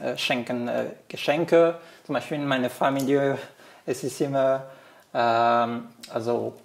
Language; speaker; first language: German; non-native, fluent; French